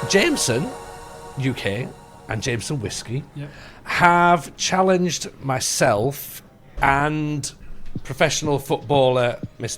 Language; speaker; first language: English; native; English